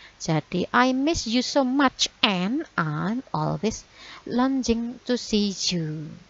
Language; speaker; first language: English; non-native, fluent; Indonesian